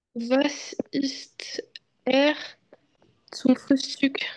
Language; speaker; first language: German; non-native, learner; French